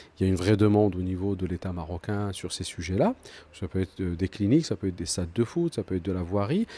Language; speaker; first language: French; early bilingual, other home language; Arabic